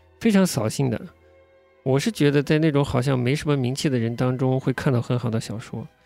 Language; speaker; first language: Chinese; native; Chinese